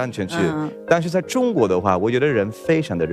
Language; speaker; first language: Chinese; non-native, learner; Swedish